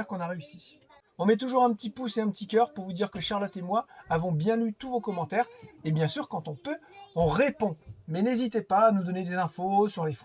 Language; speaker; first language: French; native; French